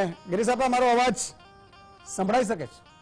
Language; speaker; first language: Gujarati; native; Gujarati